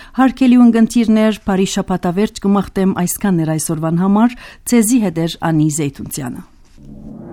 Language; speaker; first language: Armenian; early bilingual, heritage; Armenian